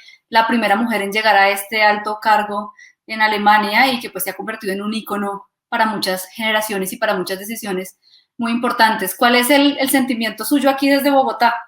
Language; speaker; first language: Spanish; native; Spanish